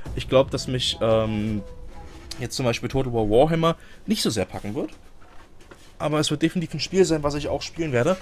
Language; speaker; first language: German; native; German